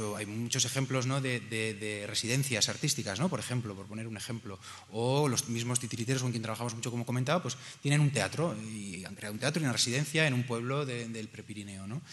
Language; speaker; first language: Spanish; native; Spanish